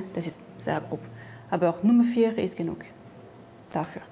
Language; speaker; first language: German; non-native, fluent; French